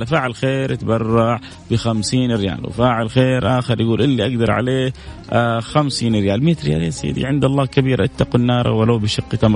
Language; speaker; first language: Arabic; native; Arabic